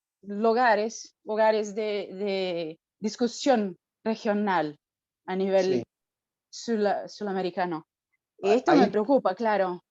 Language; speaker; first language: Spanish; non-native, fluent; Portuguese